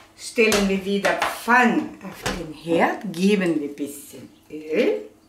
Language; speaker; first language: German; non-native, fluent; Russian